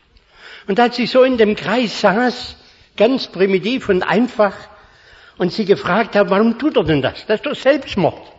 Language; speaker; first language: German; native; German